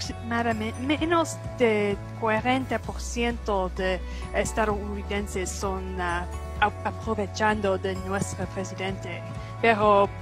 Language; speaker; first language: Spanish; non-native, fluent; English